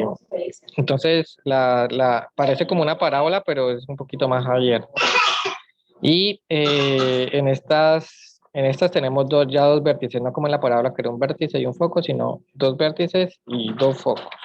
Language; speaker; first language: Spanish; native; Spanish